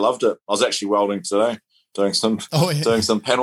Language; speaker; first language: English; native; English